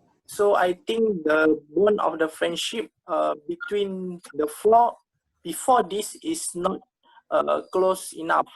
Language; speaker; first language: English; non-native, local second language; Malay